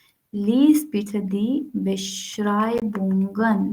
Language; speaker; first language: German; non-native, learner; Urdu